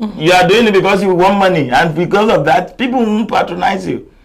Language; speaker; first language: English; non-native, local second language; Yoruba